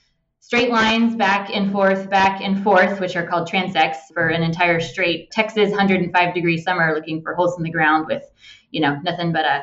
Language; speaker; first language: English; native; English